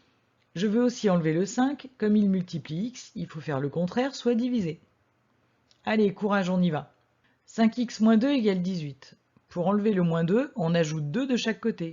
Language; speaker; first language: French; native; French